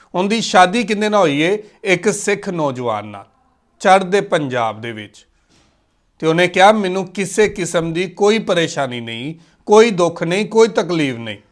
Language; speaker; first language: Punjabi; native; Punjabi